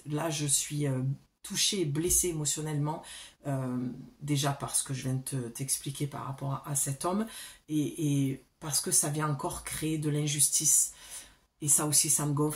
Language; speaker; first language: French; native; French